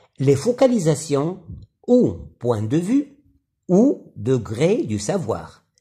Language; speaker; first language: French; non-native, local second language; Arabic